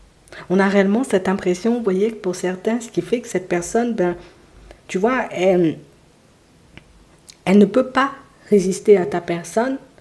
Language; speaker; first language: French; native; French